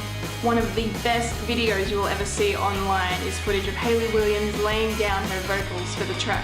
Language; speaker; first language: English; native; English